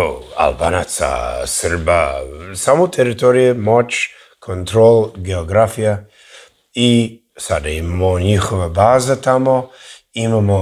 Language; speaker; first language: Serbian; early bilingual, heritage; English